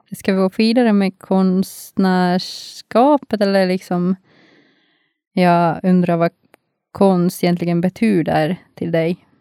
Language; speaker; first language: Swedish; non-native, local second language; Finnish